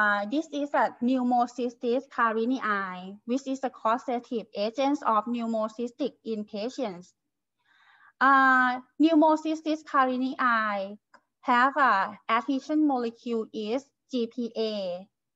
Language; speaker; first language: English; non-native, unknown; Thai